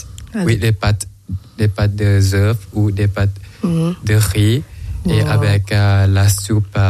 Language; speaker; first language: French; non-native, learner; Thai